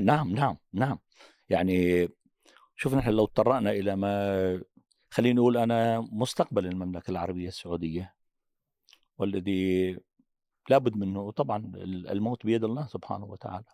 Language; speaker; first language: Arabic; native; Arabic